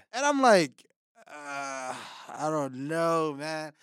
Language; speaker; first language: English; non-native, local second language; Rundi